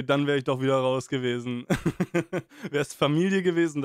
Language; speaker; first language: German; native; German